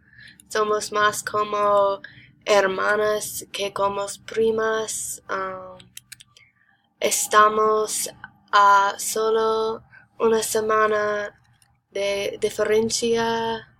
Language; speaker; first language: Spanish; non-native, learner; English